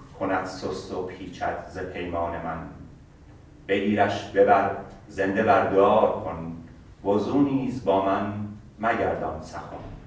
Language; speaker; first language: Persian; native; Persian